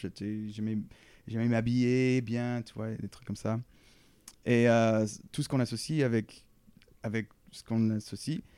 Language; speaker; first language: French; non-native, fluent; English